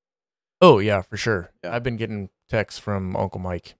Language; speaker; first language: English; native; English